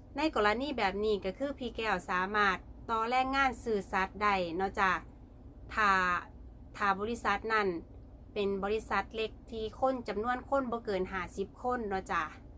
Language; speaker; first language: Thai; native; Thai